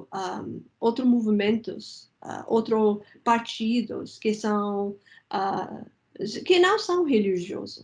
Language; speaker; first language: Portuguese; non-native, fluent; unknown